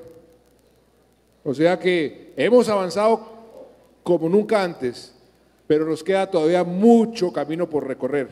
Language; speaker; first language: Spanish; native; Spanish